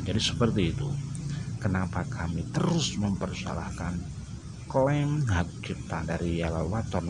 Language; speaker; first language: Indonesian; native; Indonesian